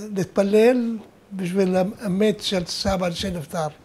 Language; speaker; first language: Hebrew; non-native, fluent; Arabic